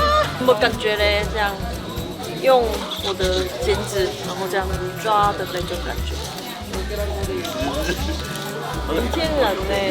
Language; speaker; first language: Chinese; non-native, fluent; Korean